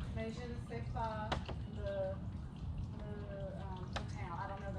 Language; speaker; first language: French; non-native, learner; English